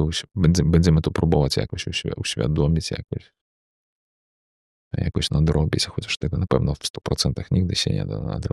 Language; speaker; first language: Polish; early bilingual, heritage; Polish